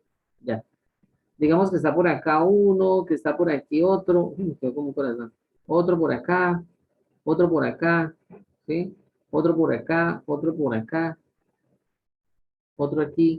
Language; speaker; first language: Spanish; native; Spanish